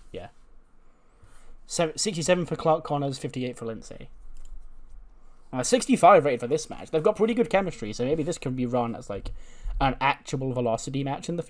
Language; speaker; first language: English; native; English